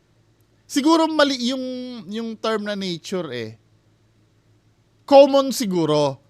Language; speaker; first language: Filipino; native; Filipino